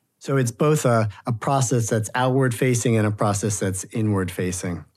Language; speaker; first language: English; native; English